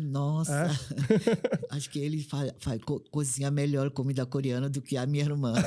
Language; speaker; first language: Portuguese; non-native, fluent; Korean